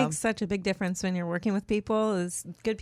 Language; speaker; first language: English; native; English